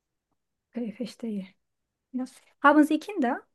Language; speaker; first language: German; non-native, learner; Turkish